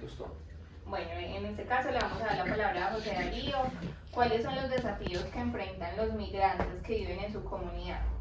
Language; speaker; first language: Spanish; native; Spanish